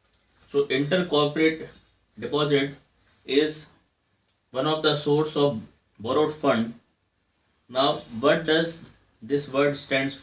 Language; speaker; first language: English; non-native, local second language; Hindi